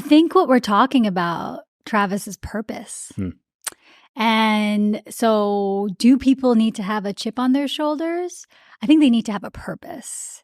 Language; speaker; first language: English; early bilingual, other home language; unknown